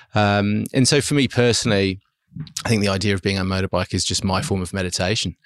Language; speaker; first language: English; early bilingual, other home language; German